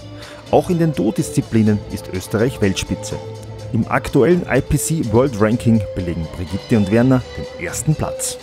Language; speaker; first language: German; native; German